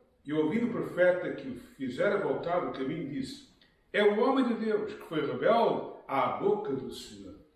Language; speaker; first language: Portuguese; native; Portuguese